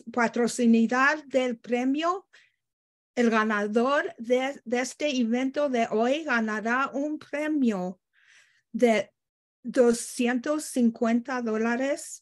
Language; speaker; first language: Spanish; non-native, learner; English